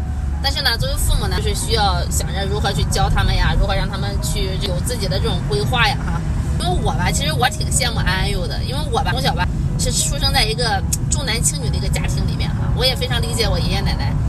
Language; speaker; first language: Chinese; native; Chinese